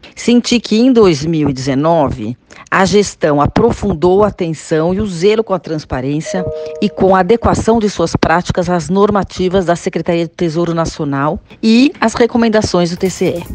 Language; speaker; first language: Portuguese; native; Portuguese